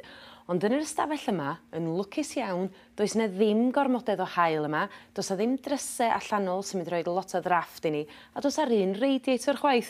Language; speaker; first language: Welsh; native; Welsh